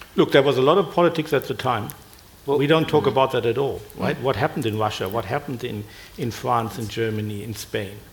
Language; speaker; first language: English; non-native, fluent; German